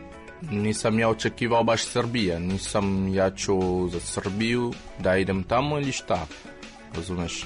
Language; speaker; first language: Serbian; non-native, fluent; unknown